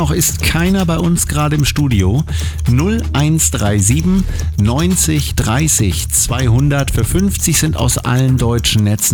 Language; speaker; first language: German; native; German